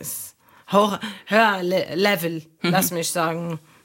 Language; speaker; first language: German; non-native, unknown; Arabic